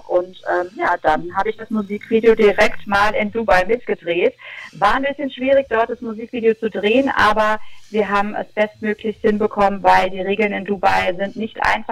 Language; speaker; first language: German; native; German